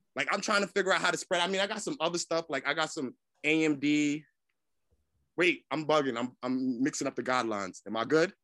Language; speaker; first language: English; native; English